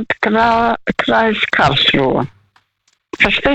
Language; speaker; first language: German; non-native, fluent; Russian